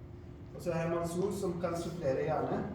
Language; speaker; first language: Norwegian; non-native, fluent; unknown